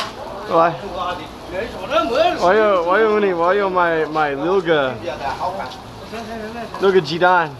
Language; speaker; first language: Chinese; non-native, learner; English